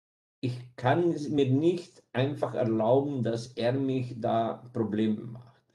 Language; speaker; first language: German; non-native, fluent; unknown